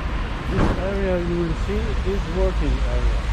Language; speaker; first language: English; non-native, fluent; French